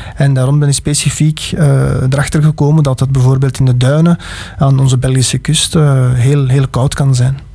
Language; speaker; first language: Dutch; native; Dutch